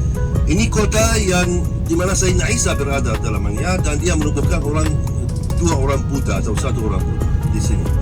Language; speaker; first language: Indonesian; non-native, learner; Arabic